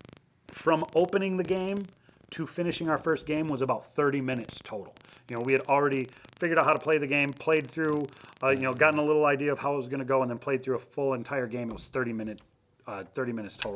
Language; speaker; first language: English; native; English